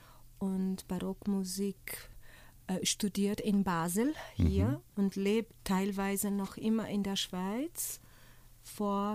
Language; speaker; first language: German; non-native, fluent; Portuguese